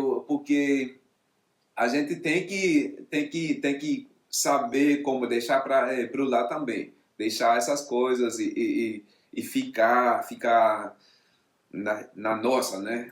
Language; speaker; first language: Portuguese; non-native, fluent; English